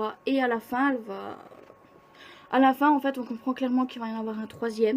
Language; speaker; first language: French; native; French